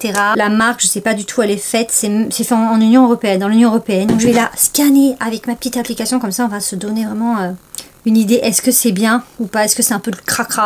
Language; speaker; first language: French; native; French